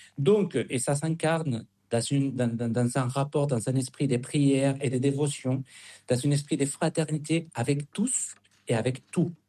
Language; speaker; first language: French; non-native, fluent; Spanish